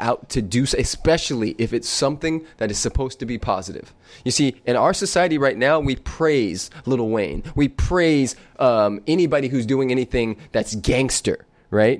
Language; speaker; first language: English; native; English